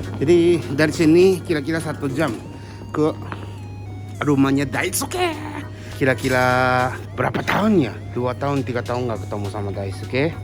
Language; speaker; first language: Indonesian; non-native, fluent; Japanese